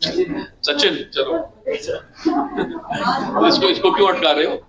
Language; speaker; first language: Hindi; native; Hindi